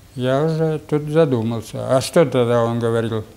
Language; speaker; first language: Russian; non-native, local second language; Bashkir